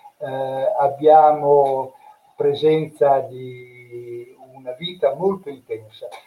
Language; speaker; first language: Italian; native; Italian